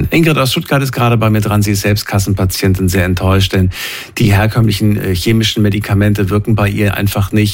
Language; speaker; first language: German; native; German